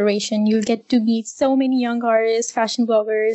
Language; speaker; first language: English; non-native, local second language; Urdu